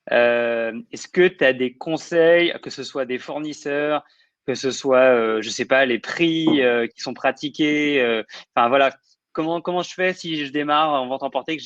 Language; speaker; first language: French; native; French